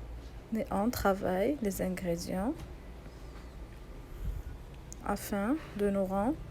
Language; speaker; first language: French; non-native, local second language; Arabic